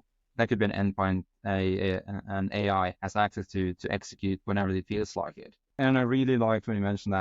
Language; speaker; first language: English; non-native, fluent; Norwegian